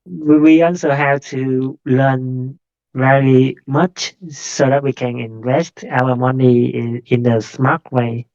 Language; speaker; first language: English; non-native, learner; Vietnamese